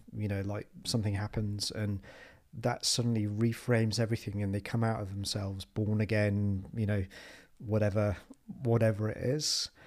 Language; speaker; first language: English; native; English